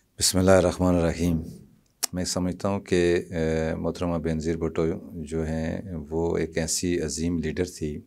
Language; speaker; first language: Urdu; non-native, local second language; Punjabi